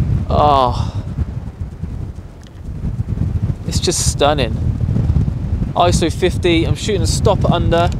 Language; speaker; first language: English; native; English